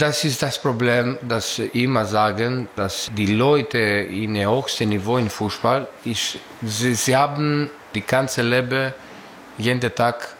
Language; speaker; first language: German; non-native, learner; Greek